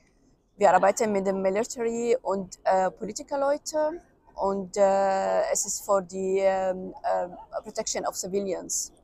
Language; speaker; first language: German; non-native, learner; Arabic